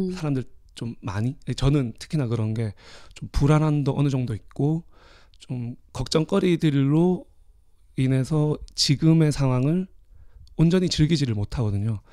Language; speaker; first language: Korean; native; Korean